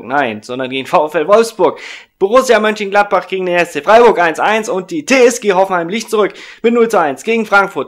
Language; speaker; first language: German; native; German